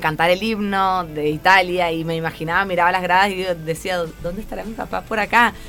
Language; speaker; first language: Spanish; native; Spanish